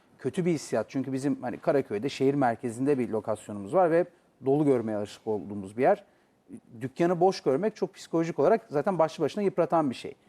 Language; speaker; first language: Turkish; native; Turkish